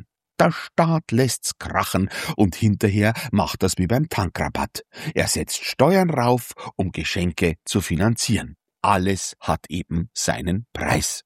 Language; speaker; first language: German; native; German